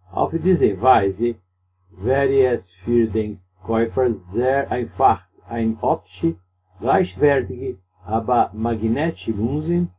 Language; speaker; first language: German; non-native, learner; Portuguese